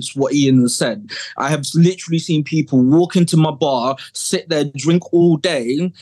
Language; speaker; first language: English; native; English